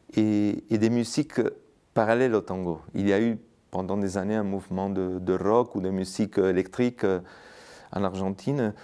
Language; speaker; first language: French; non-native, fluent; Spanish